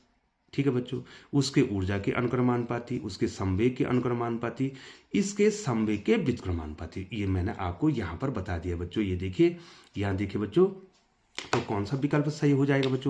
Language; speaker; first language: Hindi; native; Hindi